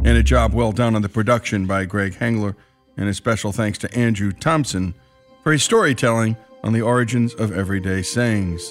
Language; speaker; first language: English; native; English